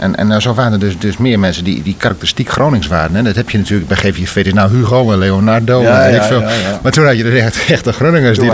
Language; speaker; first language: Dutch; native; Dutch